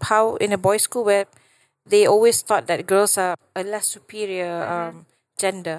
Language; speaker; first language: English; non-native, local second language; Malay